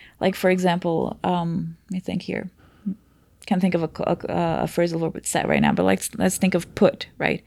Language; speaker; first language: English; non-native, fluent; Portuguese